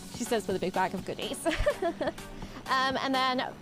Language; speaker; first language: English; native; English